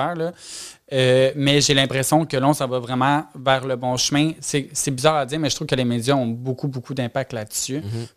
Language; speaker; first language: French; native; French